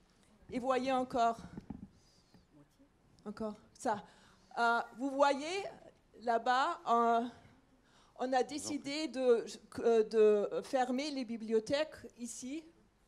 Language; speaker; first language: French; non-native, fluent; German